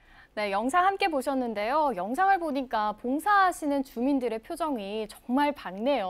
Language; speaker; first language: Korean; native; Korean